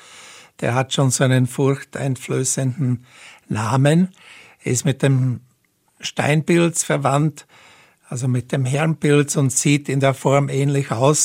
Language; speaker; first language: German; native; German